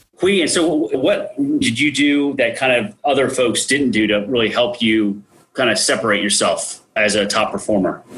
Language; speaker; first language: English; native; English